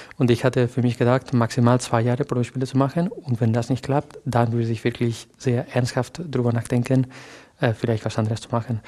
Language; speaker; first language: German; non-native, fluent; Catalan